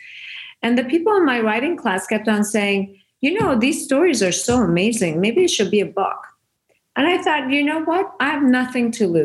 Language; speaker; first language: English; non-native, fluent; Persian